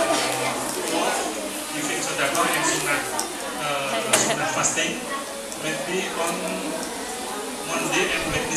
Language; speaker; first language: English; non-native, learner; Indonesian